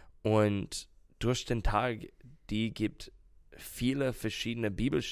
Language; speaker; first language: German; non-native, learner; English